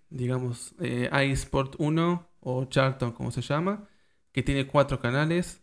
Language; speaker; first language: Spanish; early bilingual, heritage; Spanish